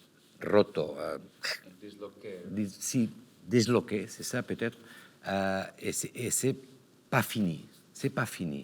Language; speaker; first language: French; non-native, learner; Catalan